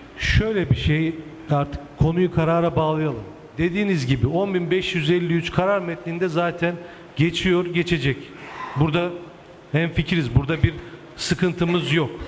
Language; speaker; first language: Turkish; native; Turkish